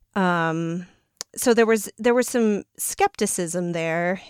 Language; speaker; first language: English; native; English